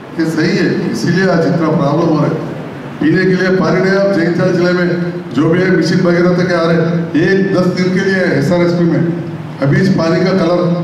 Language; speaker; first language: Urdu; non-native, local second language; Telugu